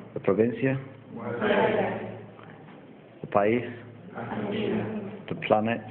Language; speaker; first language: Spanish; non-native, learner; English